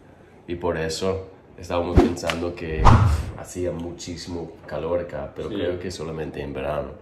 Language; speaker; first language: Spanish; non-native, fluent; English